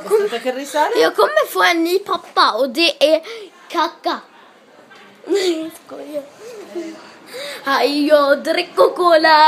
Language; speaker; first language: Swedish; early bilingual, other home language; Arabic